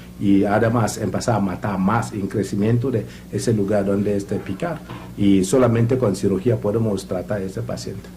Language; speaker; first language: Spanish; non-native, learner; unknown